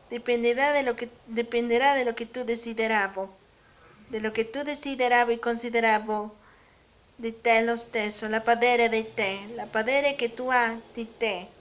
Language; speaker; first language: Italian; non-native, learner; Spanish